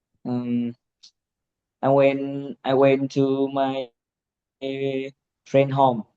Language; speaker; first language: English; non-native, learner; Vietnamese